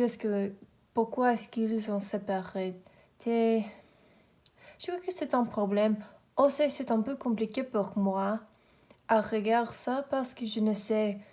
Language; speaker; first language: French; non-native, learner; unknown